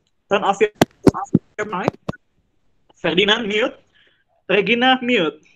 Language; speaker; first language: English; non-native, fluent; Indonesian